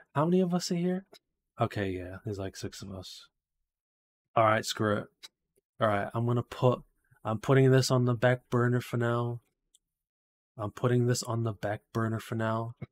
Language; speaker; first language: English; native; English